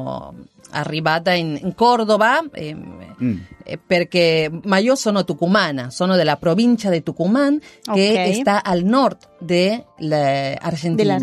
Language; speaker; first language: Italian; non-native, learner; Spanish